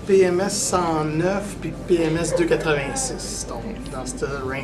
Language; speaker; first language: French; native; French